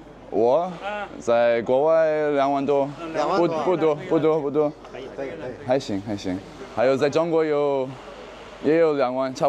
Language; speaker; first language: Chinese; non-native, fluent; English